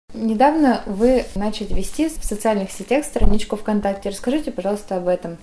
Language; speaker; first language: Russian; native; Russian